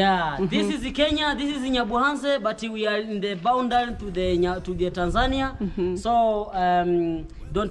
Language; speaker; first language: English; non-native, local second language; Swahili